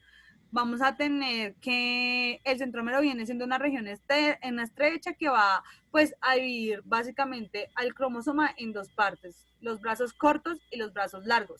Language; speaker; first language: Spanish; native; Spanish